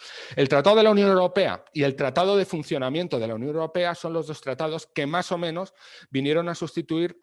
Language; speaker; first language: Spanish; native; Spanish